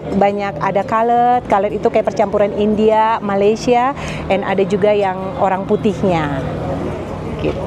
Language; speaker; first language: Indonesian; native; Indonesian